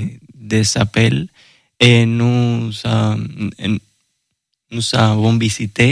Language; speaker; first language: French; non-native, learner; Spanish